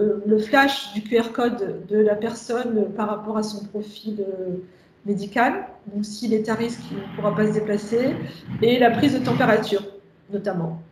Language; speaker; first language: French; native; French